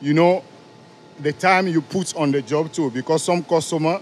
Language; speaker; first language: English; non-native, fluent; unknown